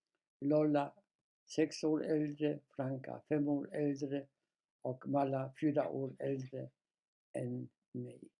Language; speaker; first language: Swedish; non-native, fluent; Polish